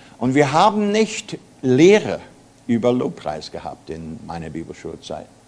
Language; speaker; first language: German; non-native, fluent; English